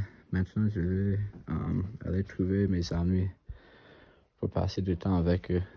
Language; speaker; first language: French; non-native, fluent; English